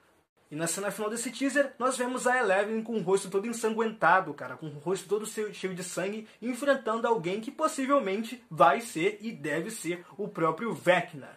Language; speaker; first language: Portuguese; native; Portuguese